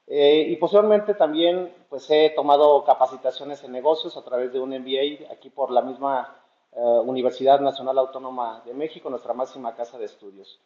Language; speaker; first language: Spanish; native; Spanish